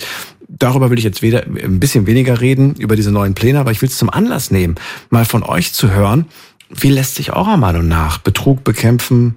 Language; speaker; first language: German; native; German